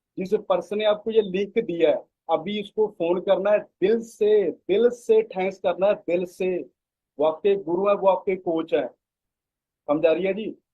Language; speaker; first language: Hindi; native; Hindi